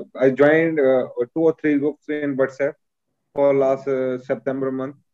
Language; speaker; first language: English; non-native, local second language; Hindi